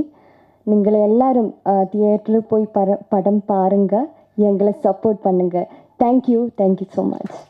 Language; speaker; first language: Tamil; non-native, learner; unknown